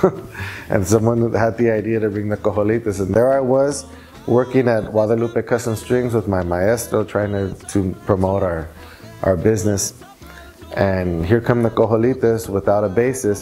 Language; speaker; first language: English; native; English